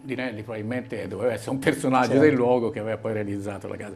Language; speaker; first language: Italian; native; Italian